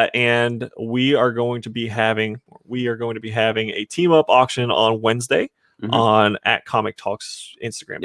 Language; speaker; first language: English; native; English